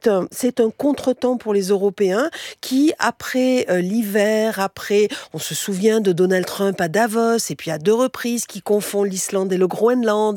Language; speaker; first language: French; native; French